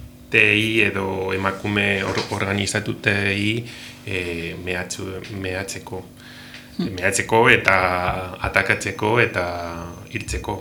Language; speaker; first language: Basque; non-native, learner; Spanish